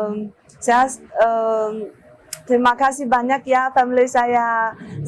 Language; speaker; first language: Indonesian; non-native, learner; Chinese